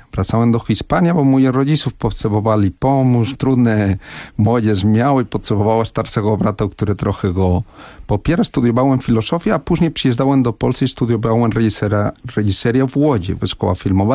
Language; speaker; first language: Polish; non-native, fluent; Spanish